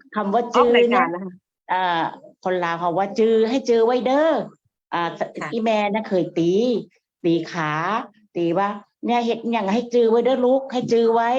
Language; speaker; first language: Thai; native; Thai